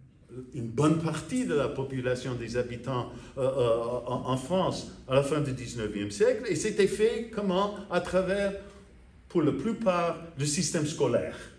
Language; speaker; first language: French; non-native, fluent; English